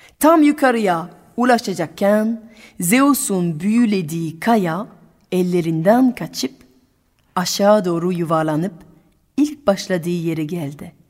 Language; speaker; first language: Turkish; non-native, fluent; French